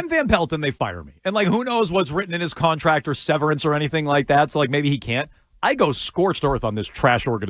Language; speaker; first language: English; native; English